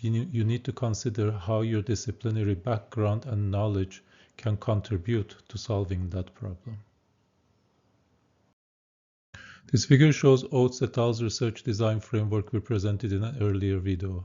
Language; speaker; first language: English; non-native, fluent; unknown